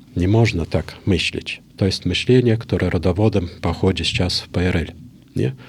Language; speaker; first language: Polish; non-native, fluent; Russian